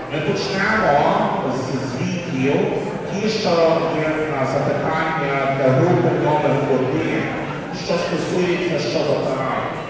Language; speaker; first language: Ukrainian; early bilingual, heritage; Ukrainian